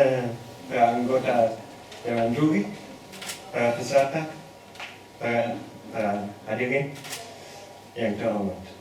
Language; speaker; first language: Indonesian; non-native, learner; German